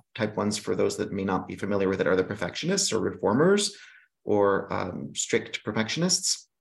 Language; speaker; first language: English; early bilingual, other home language; Greek